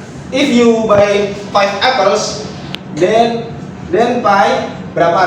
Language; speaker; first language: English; non-native, learner; Indonesian